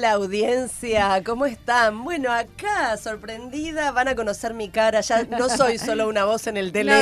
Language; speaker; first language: Spanish; native; Spanish